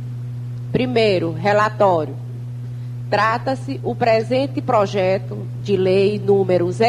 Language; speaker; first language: Portuguese; native; Portuguese